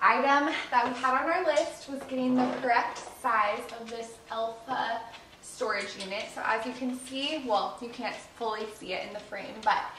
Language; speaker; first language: English; native; English